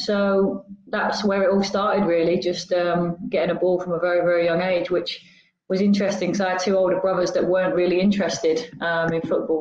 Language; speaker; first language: English; native; English